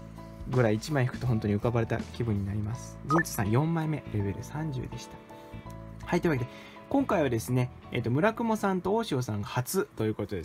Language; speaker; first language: Japanese; native; Japanese